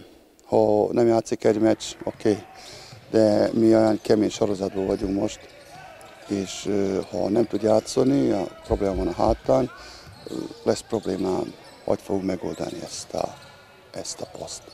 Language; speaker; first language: Hungarian; non-native, learner; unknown